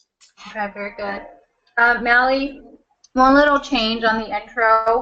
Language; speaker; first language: English; native; English